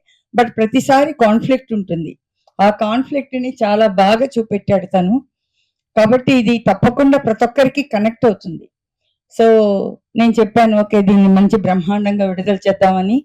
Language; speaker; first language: Telugu; native; Telugu